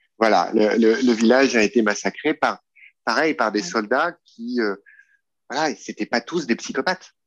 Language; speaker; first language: French; native; French